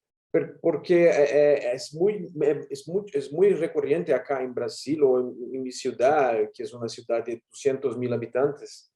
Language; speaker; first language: Spanish; non-native, learner; Portuguese